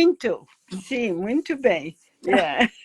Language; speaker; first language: Portuguese; non-native, learner; English